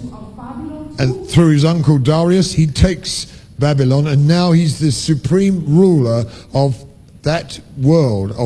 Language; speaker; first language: English; native; English